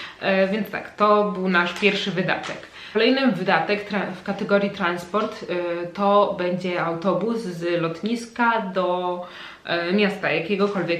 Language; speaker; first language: Polish; native; Polish